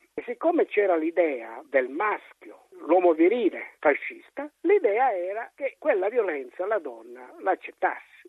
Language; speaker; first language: Italian; native; Italian